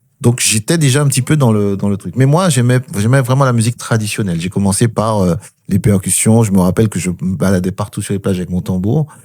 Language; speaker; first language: French; early bilingual, other home language; Spanish